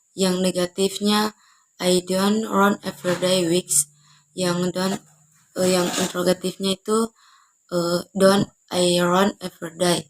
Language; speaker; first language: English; non-native, learner; Indonesian